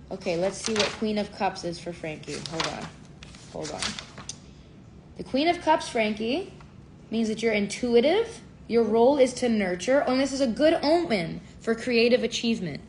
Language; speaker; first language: English; native; English